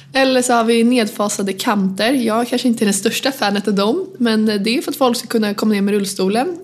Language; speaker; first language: Swedish; native; Swedish